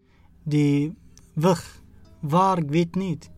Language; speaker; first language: Dutch; non-native, learner; Arabic